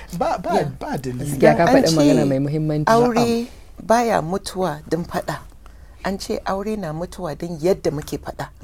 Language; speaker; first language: Hausa; non-native, local second language; English